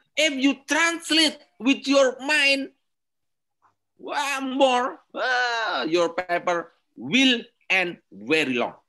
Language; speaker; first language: English; non-native, learner; Indonesian